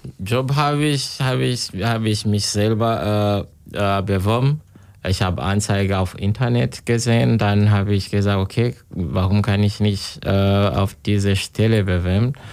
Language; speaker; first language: German; non-native, learner; Kinyarwanda